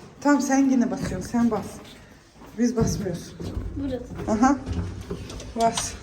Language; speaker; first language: Turkish; early bilingual, heritage; Turkish